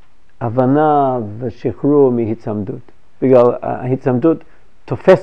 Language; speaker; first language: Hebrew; non-native, fluent; English